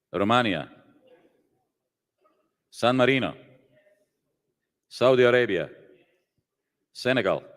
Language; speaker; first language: English; non-native, fluent; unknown